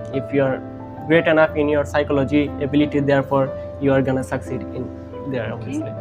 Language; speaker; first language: English; non-native, local second language; Bangla